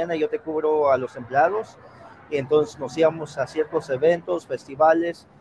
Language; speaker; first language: Spanish; early bilingual, heritage; Spanish